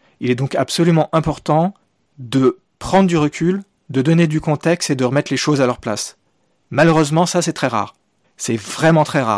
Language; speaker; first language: French; native; French